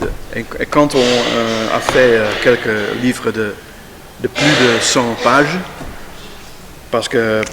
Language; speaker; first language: French; non-native, learner; Dutch